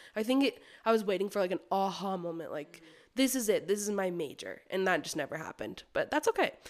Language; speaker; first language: English; native; English